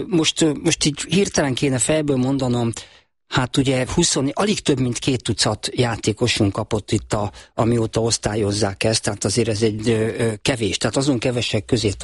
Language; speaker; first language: Hungarian; native; Hungarian